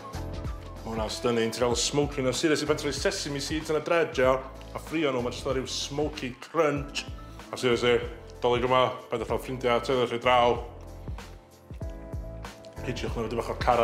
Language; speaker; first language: Welsh; native; Welsh